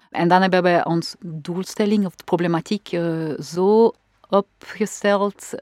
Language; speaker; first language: Dutch; non-native, local second language; French